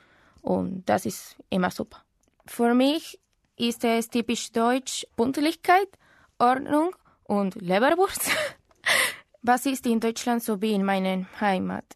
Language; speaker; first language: German; non-native, learner; Spanish